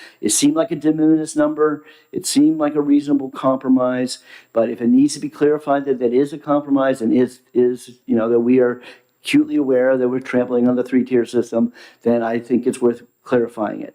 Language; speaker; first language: English; native; English